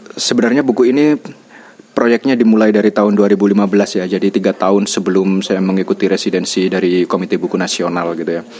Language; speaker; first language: Indonesian; native; Indonesian